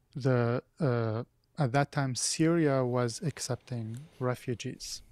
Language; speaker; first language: English; non-native, fluent; Arabic